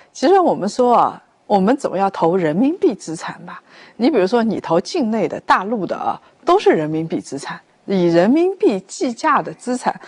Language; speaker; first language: Chinese; native; Chinese